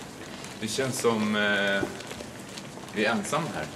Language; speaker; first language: Swedish; native; Swedish